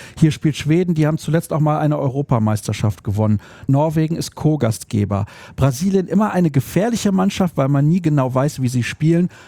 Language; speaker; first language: German; native; German